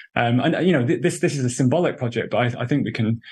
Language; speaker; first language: English; native; English